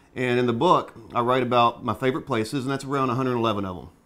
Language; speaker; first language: English; native; English